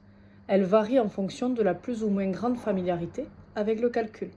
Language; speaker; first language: French; native; French